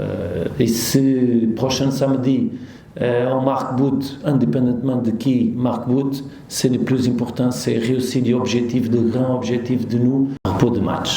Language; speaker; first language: French; non-native, learner; Portuguese